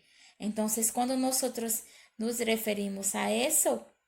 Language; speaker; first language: Spanish; non-native, learner; Portuguese